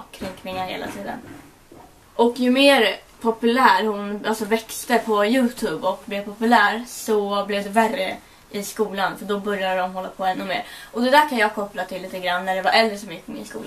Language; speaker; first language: Swedish; native; Swedish